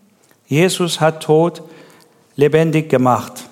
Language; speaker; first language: German; non-native, learner; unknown